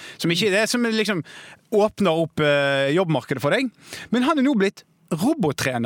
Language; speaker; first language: Norwegian; native; Norwegian